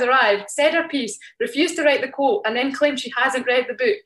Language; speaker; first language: English; native; English